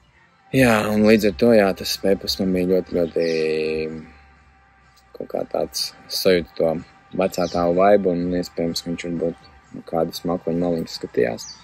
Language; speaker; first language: Latvian; native; Latvian